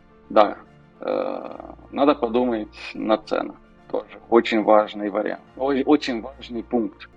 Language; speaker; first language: Russian; non-native, local second language; Romanian